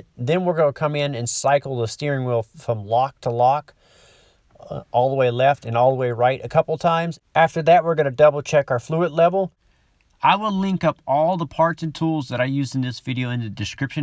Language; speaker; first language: English; native; English